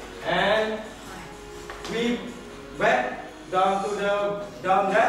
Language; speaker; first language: English; non-native, learner; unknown